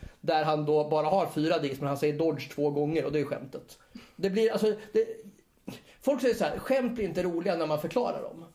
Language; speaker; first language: Swedish; native; Swedish